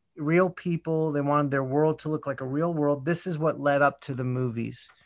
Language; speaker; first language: English; native; English